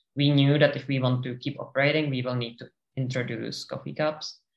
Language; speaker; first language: English; non-native, fluent; Czech